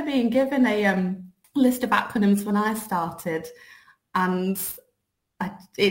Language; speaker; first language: English; native; English